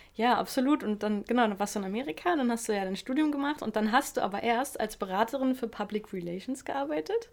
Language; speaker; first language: German; native; German